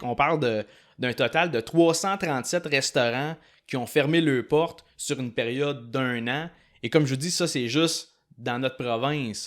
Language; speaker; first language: French; native; French